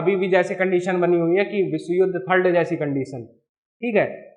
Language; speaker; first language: Hindi; native; Hindi